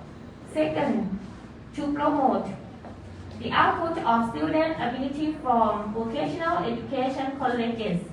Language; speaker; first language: English; non-native, fluent; Thai